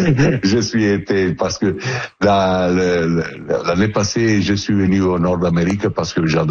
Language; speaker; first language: French; non-native, learner; Italian